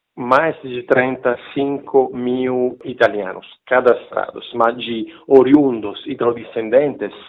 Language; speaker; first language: Portuguese; non-native, fluent; Italian